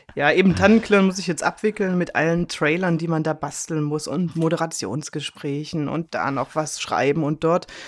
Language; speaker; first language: German; native; German